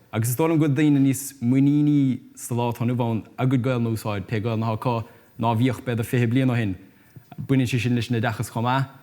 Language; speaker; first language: Irish; native; Irish